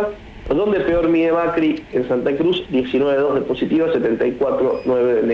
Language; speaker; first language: Spanish; native; Spanish